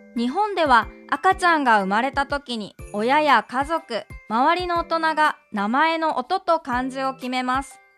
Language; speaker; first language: Japanese; native; Japanese